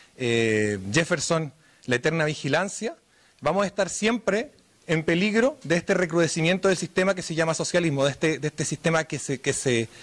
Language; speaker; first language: Spanish; native; Spanish